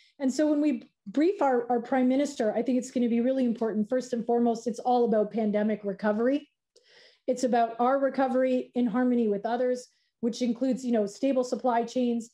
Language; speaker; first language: English; native; English